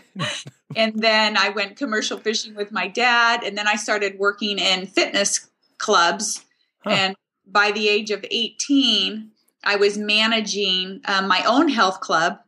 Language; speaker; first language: English; native; English